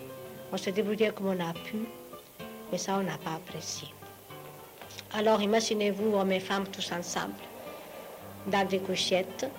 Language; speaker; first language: French; non-native, fluent; Spanish